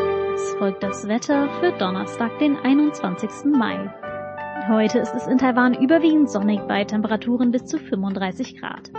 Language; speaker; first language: German; native; German